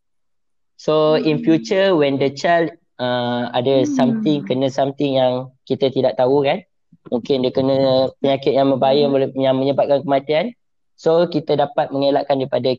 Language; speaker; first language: English; non-native, local second language; Malay